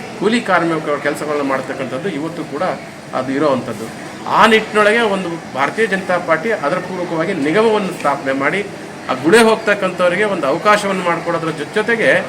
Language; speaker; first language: Kannada; non-native, local second language; Lambadi